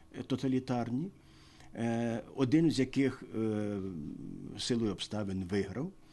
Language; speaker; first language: Ukrainian; native; Ukrainian